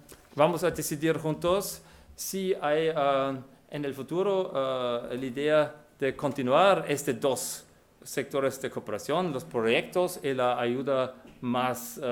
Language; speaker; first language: Spanish; non-native, fluent; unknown